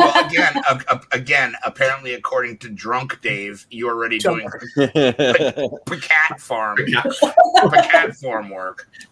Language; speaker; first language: English; native; English